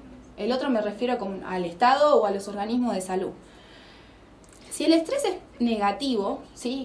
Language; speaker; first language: Spanish; native; Spanish